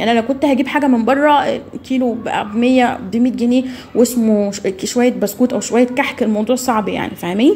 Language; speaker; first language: Arabic; native; Arabic